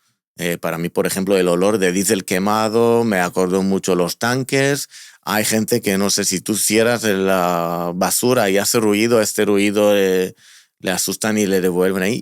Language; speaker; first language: Spanish; non-native, fluent; Hebrew